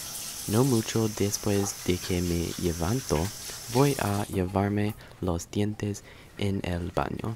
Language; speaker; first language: Spanish; non-native, learner; English